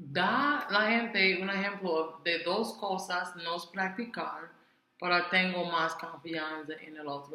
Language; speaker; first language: Spanish; non-native, learner; English